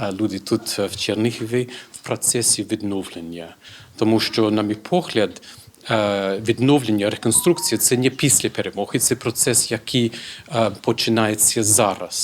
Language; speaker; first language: Ukrainian; non-native, fluent; English